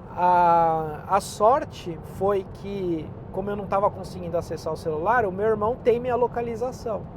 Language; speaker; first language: Portuguese; native; Portuguese